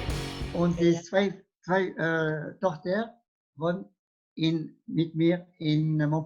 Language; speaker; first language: German; non-native, learner; French